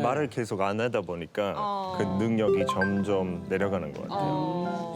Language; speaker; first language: Korean; non-native, fluent; English